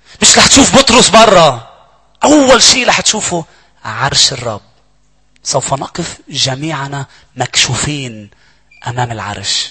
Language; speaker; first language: Arabic; native; Arabic